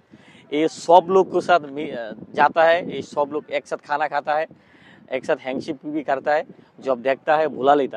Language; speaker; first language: Hindi; non-native, learner; Bangla